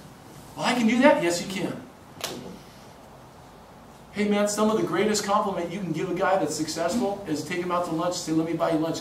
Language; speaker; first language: English; native; English